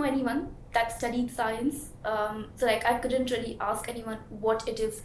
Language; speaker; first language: English; non-native, local second language; Hindi